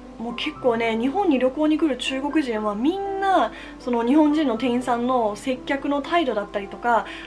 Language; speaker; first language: Japanese; early bilingual, other home language; Chinese